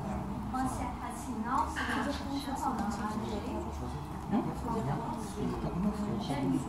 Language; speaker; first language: French; non-native, local second language; Arabic